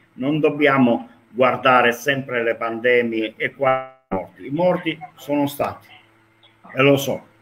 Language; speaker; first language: Italian; non-native, fluent; Greek